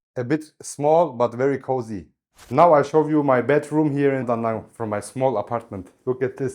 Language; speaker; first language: English; non-native, learner; Turkish